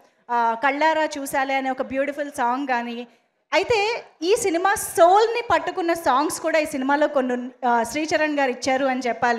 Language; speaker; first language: Telugu; native; Telugu